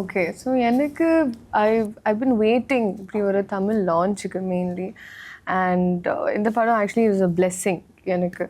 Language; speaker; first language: Tamil; non-native, learner; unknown